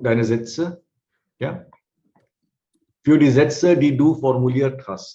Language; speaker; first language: German; non-native, fluent; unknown